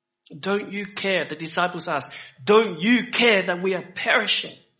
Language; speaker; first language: English; early bilingual, other home language; Vietnamese